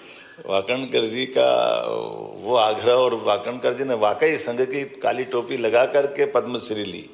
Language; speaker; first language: Hindi; native; Hindi